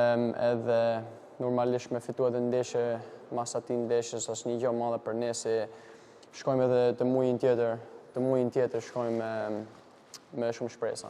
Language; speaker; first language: Albanian; early bilingual, heritage; Albanian